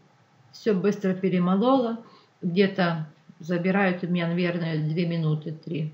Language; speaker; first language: Russian; non-native, local second language; Ukrainian